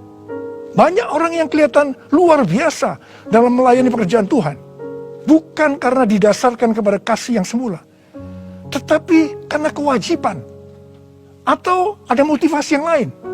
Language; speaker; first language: Indonesian; native; Indonesian